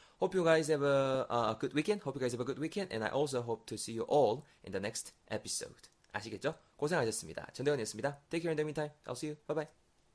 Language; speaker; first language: English; non-native, fluent; Korean